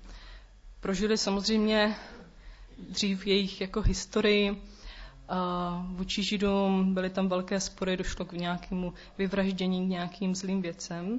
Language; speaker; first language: Czech; native; Czech